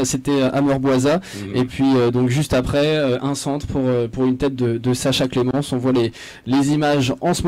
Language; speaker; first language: French; native; French